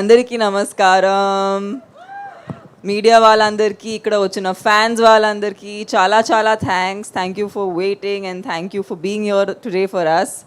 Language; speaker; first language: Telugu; non-native, fluent; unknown